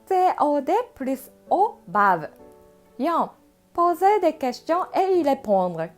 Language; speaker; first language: French; non-native, fluent; Japanese